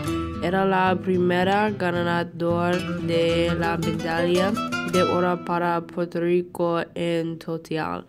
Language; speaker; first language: Spanish; non-native, learner; English